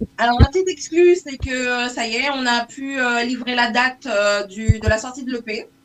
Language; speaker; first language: French; non-native, local second language; English